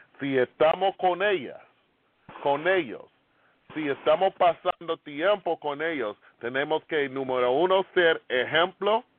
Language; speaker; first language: Spanish; non-native, fluent; English